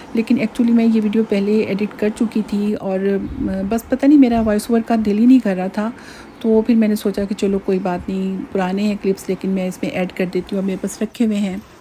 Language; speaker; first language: Urdu; native; Urdu